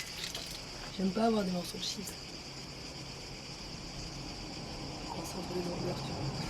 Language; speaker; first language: French; native; French